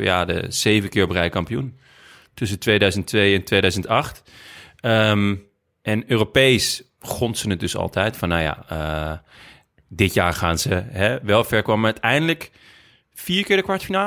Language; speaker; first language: Dutch; native; Dutch